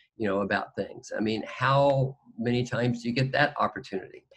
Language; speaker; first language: English; native; English